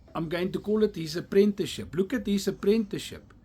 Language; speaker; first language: English; non-native, local second language; Afrikaans